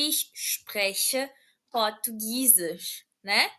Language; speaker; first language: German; non-native, fluent; Portuguese